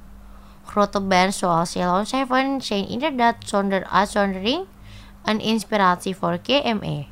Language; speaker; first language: Dutch; non-native, fluent; Indonesian